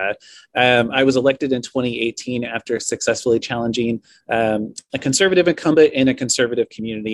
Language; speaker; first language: English; native; English